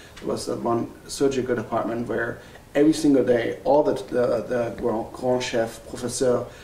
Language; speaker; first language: English; non-native, fluent; German